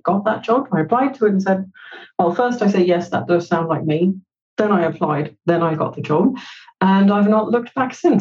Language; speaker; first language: English; non-native, fluent; Danish